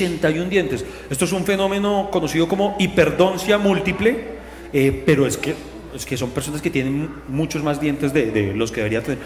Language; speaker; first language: Spanish; native; Spanish